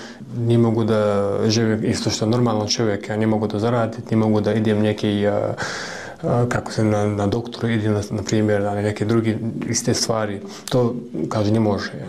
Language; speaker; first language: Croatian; non-native, learner; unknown